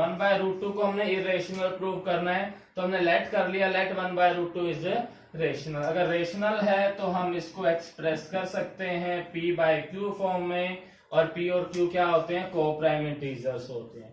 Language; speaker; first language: Hindi; native; Hindi